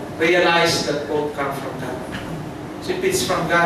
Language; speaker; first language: English; non-native, local second language; Filipino